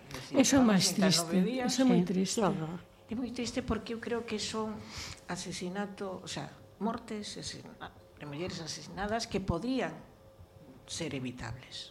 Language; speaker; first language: Galician; native; Galician